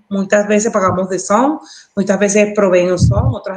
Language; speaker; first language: Portuguese; non-native, learner; Spanish